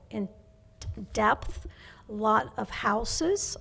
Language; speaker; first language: English; native; English